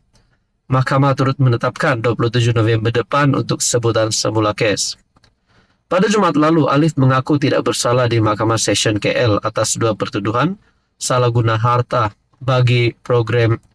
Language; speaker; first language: Malay; native; Malay